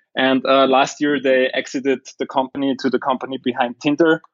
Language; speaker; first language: English; non-native, fluent; German